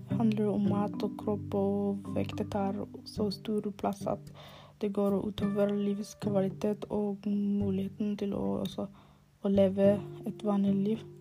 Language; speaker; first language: Norwegian; non-native, learner; Arabic